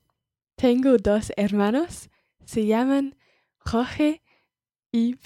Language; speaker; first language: Spanish; non-native, learner; English